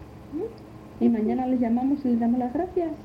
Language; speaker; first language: Spanish; native; Spanish